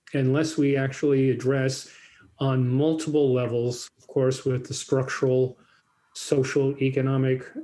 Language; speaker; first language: English; native; English